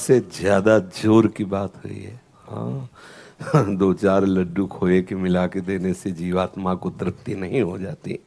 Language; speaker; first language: Hindi; native; Hindi